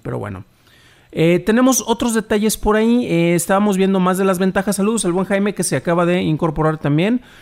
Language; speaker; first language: Spanish; native; Spanish